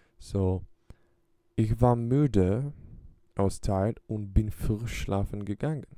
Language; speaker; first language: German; non-native, learner; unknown